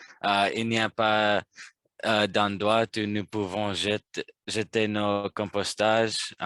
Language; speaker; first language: French; non-native, learner; English